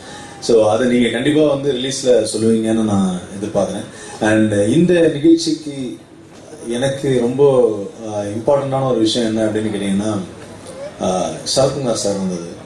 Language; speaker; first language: Tamil; native; Tamil